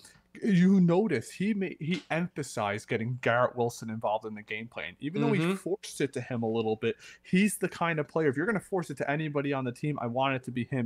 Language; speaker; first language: English; native; English